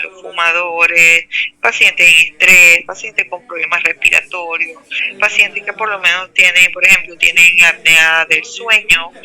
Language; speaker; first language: Spanish; native; Spanish